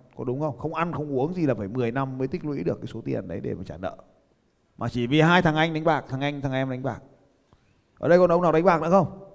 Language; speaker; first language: Vietnamese; native; Vietnamese